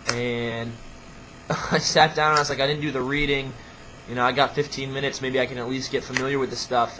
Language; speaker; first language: English; native; English